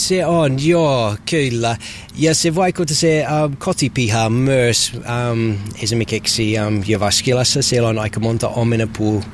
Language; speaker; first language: Finnish; non-native, learner; English